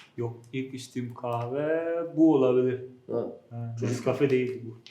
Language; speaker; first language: Turkish; non-native, fluent; Persian